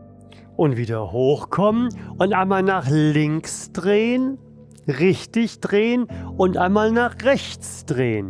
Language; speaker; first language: German; native; German